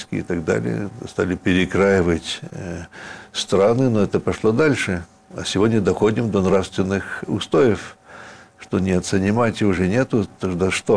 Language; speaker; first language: Russian; early bilingual, heritage; Russian